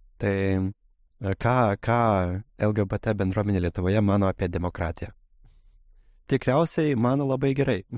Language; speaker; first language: Lithuanian; non-native, fluent; Russian